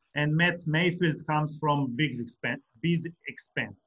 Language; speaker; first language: English; non-native, fluent; Slovenian